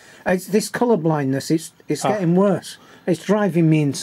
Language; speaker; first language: English; native; English